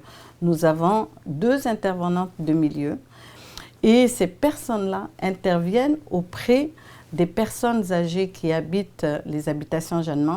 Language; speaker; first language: French; native; French